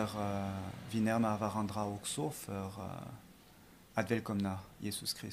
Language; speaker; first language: Swedish; non-native, fluent; French